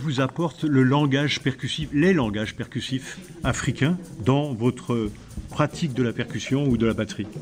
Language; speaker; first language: French; native; French